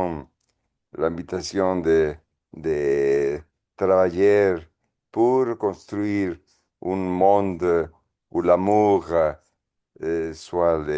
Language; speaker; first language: French; non-native, fluent; Spanish